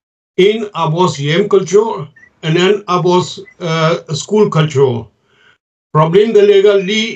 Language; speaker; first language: Danish; non-native, fluent; Urdu